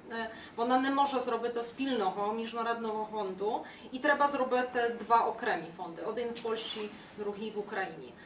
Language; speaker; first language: Ukrainian; non-native, fluent; Polish